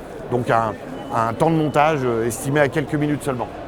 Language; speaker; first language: French; native; French